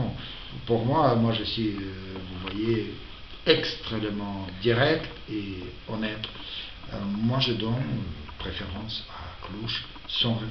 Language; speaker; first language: French; non-native, fluent; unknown